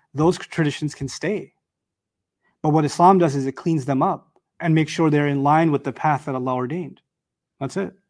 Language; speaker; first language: English; non-native, local second language; Urdu